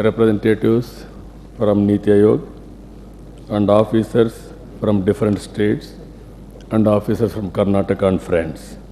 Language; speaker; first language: English; non-native, local second language; Telugu